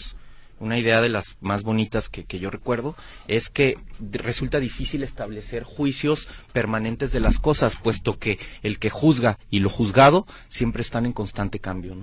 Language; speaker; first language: Spanish; native; Spanish